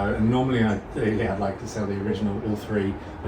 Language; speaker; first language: English; native; English